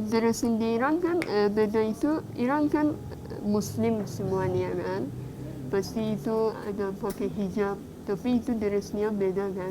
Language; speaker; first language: Indonesian; non-native, fluent; Persian